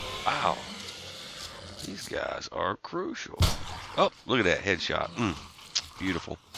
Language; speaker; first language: English; native; English